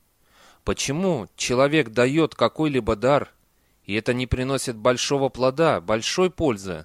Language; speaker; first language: Russian; native; Russian